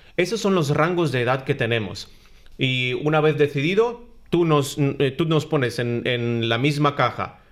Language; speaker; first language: Spanish; non-native, fluent; Romanian